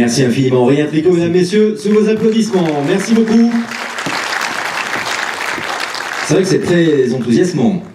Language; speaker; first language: French; native; French